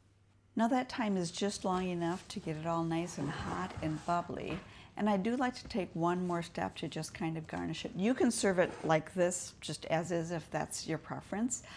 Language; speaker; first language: English; native; English